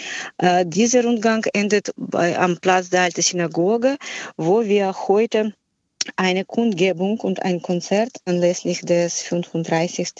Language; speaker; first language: German; non-native, fluent; Ukrainian